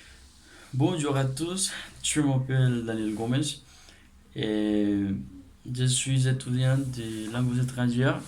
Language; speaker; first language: French; non-native, learner; Spanish